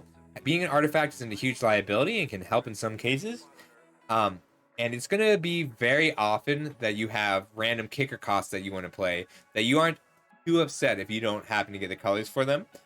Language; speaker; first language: English; native; English